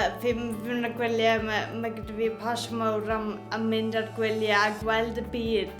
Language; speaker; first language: Welsh; native; Welsh